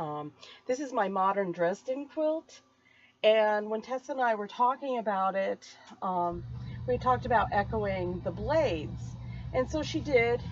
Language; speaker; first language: English; native; English